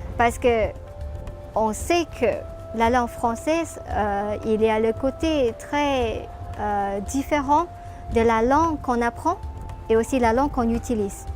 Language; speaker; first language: French; non-native, fluent; Chinese